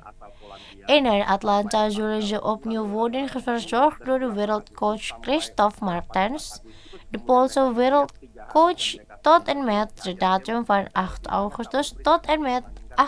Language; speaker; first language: Dutch; non-native, fluent; Indonesian